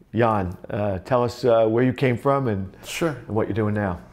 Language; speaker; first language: English; native; English